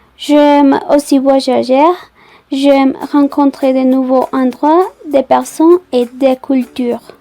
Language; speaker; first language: French; non-native, fluent; Spanish